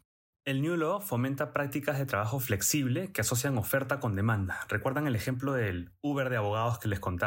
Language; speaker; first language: Spanish; native; Spanish